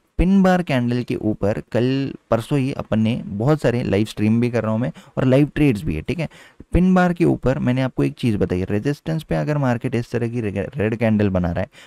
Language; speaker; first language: Hindi; native; Hindi